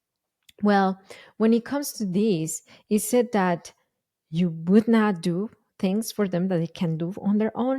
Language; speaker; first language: English; non-native, fluent; Spanish